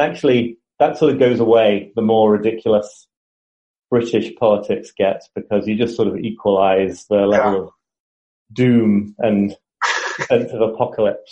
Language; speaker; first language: English; native; English